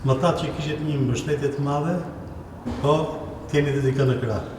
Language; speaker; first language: Albanian; native; Albanian